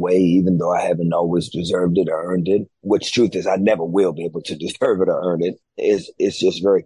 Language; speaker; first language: English; native; English